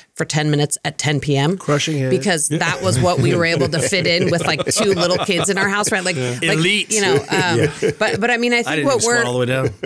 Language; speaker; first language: English; native; English